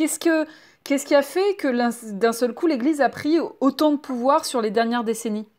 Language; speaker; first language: French; native; French